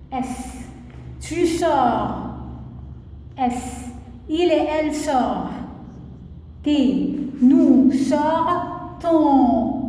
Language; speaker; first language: French; non-native, fluent; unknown